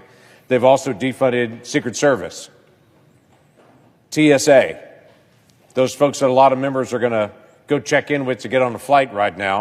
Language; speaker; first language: English; native; English